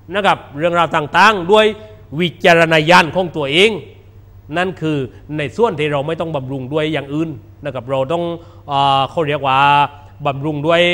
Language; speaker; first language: Thai; non-native, local second language; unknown